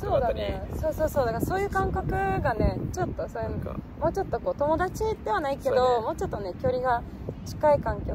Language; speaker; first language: Japanese; non-native, fluent; Polish